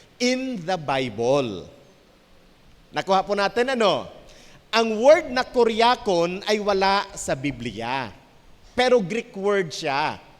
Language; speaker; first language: Filipino; native; Filipino